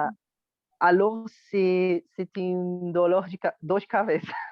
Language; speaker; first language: French; non-native, learner; Spanish